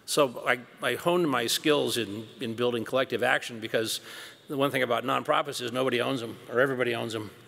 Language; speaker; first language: English; native; English